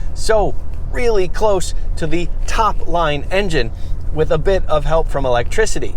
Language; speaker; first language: English; native; English